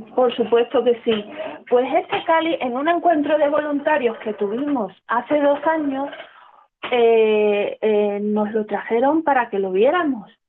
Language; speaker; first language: Spanish; native; Spanish